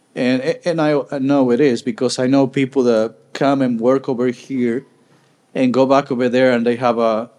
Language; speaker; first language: English; non-native, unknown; Spanish